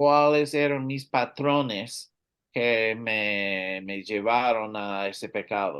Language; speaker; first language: Spanish; non-native, learner; English